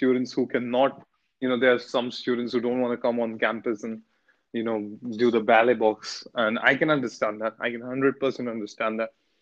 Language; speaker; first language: English; non-native, local second language; Hindi